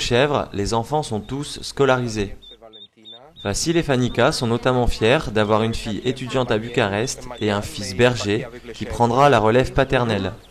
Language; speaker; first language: French; native; French